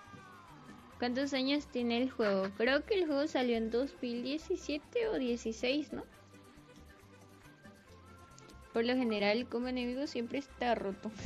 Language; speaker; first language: Spanish; native; Spanish